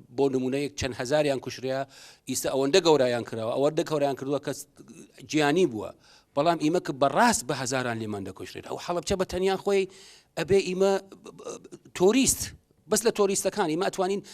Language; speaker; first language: Central Kurdish; non-native, local second language; Southern Kurdish